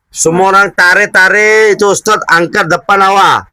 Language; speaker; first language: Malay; non-native, learner; Bangla